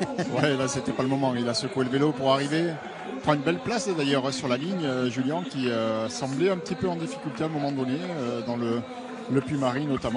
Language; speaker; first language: French; native; French